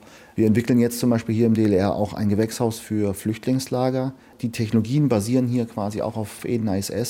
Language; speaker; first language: German; native; German